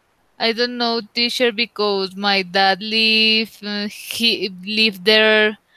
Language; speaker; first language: English; non-native, learner; Spanish